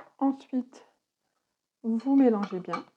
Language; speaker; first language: French; native; French